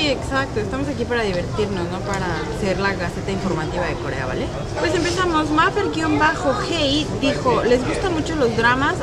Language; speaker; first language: Spanish; native; Spanish